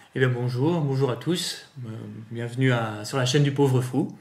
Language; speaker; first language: French; native; French